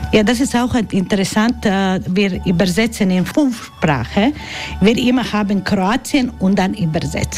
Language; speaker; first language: German; non-native, learner; Croatian